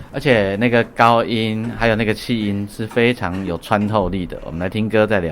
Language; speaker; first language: Chinese; native; Chinese